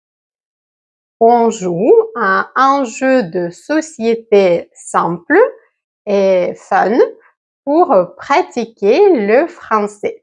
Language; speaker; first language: French; native; French